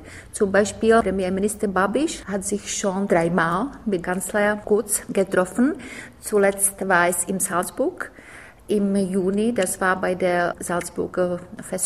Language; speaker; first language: German; non-native, fluent; Czech